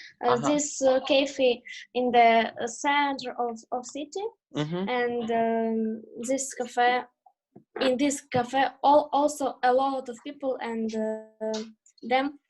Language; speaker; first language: English; non-native, learner; Ukrainian